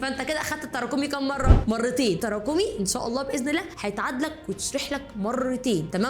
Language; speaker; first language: Arabic; native; Arabic